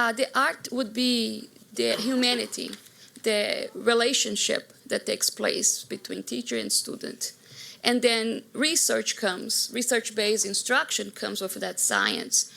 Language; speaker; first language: English; non-native, fluent; Portuguese